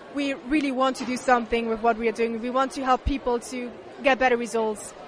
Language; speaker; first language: English; non-native, fluent; German